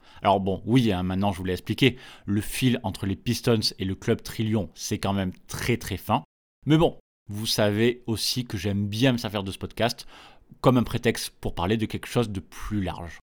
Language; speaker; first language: French; native; French